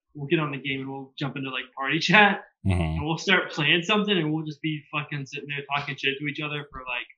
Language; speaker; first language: English; native; English